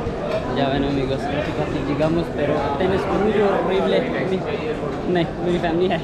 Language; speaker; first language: Spanish; non-native, learner; Punjabi